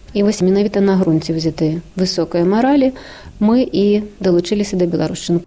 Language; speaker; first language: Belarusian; non-native, local second language; Russian